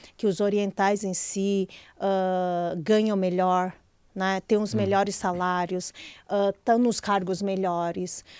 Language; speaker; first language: Portuguese; early bilingual, other home language; Chinese